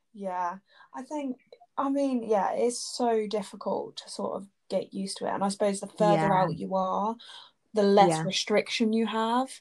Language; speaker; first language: English; native; English